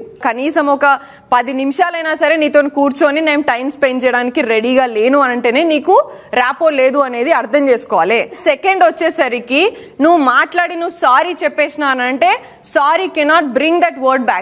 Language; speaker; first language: Telugu; native; Telugu